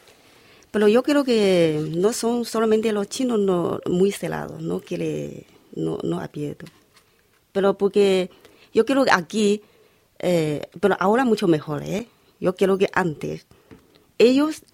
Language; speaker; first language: Spanish; non-native, learner; Chinese